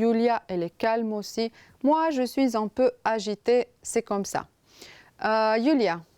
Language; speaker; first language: French; non-native, fluent; Romanian